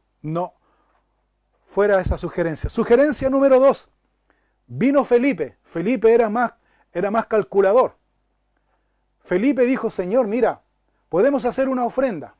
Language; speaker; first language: Spanish; native; Spanish